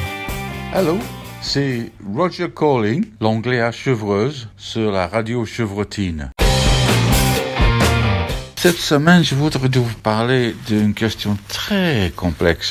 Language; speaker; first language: French; non-native, fluent; English